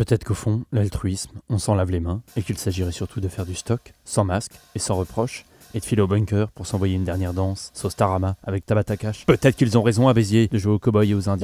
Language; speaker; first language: French; native; French